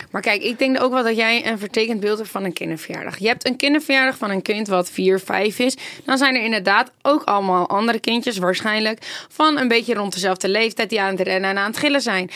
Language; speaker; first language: Dutch; native; Dutch